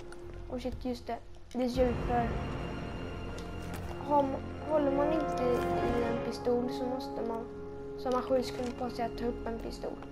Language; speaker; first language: Swedish; native; Swedish